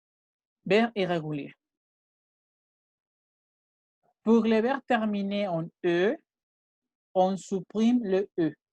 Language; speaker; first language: French; non-native, fluent; Spanish